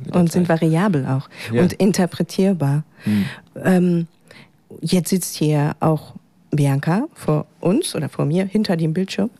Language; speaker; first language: German; native; German